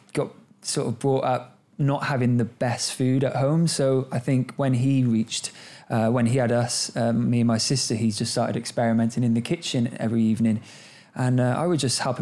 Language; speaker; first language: English; native; English